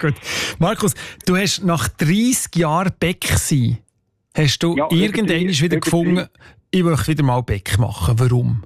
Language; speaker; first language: German; native; German